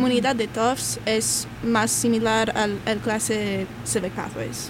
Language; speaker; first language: Spanish; non-native, learner; English